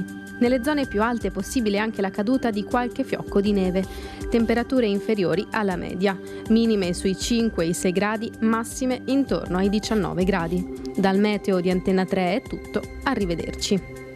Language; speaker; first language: Italian; native; Italian